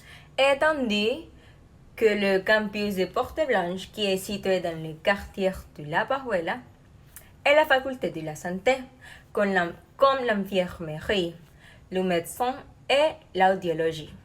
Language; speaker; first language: French; non-native, learner; Spanish